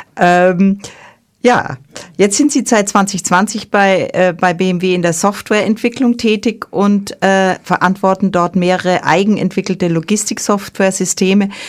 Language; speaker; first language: German; native; German